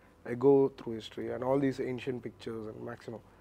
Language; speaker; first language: English; non-native, local second language; Malayalam